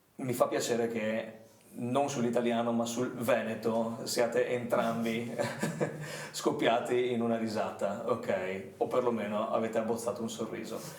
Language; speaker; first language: Italian; native; Italian